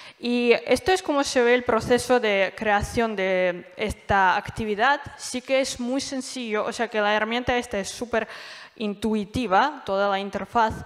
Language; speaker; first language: Spanish; non-native, fluent; Russian